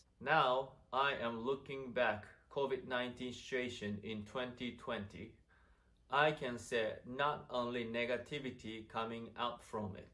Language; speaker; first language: English; non-native, fluent; Japanese